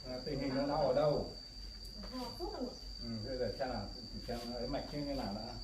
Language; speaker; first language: Vietnamese; native; Vietnamese